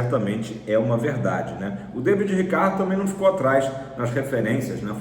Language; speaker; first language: Portuguese; native; Portuguese